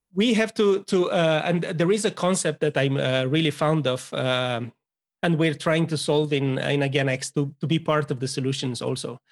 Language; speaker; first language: English; non-native, fluent; Romanian